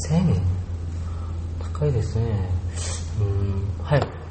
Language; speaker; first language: Japanese; non-native, learner; Korean